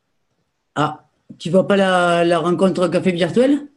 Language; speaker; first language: French; native; French